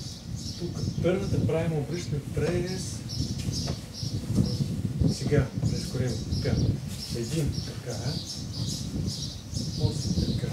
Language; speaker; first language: Bulgarian; non-native, learner; Russian